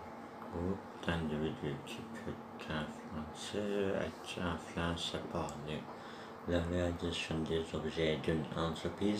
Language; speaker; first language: French; non-native, learner; Turkish